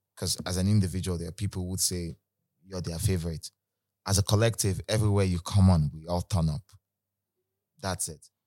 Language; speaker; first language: English; non-native, local second language; Igbo